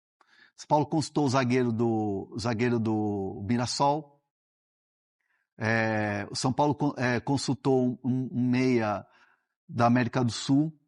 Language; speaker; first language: Portuguese; native; Portuguese